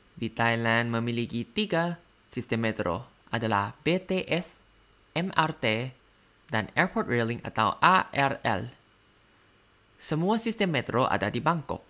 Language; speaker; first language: Indonesian; non-native, learner; Thai